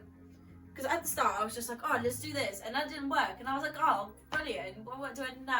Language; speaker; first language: English; native; English